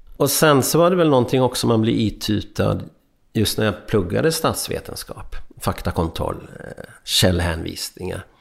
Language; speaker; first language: Swedish; early bilingual, other home language; Hungarian